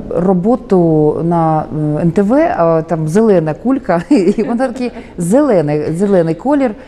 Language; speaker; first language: Ukrainian; native; Ukrainian